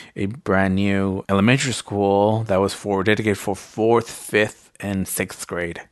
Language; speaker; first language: English; early bilingual, other home language; Spanish